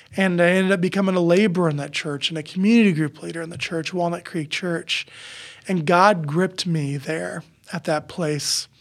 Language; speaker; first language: English; native; English